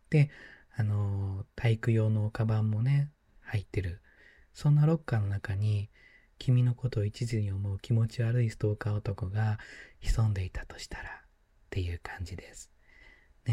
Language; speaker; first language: Japanese; native; Japanese